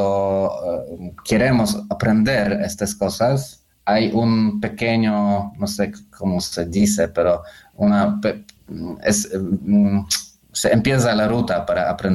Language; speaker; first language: Spanish; non-native, fluent; Polish